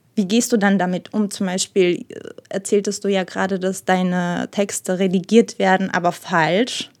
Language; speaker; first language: German; non-native, fluent; Ukrainian